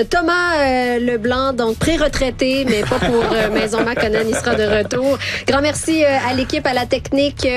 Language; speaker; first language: French; native; French